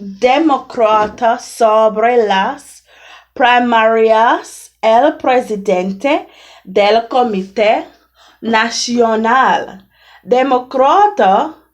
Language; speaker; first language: Spanish; non-native, learner; English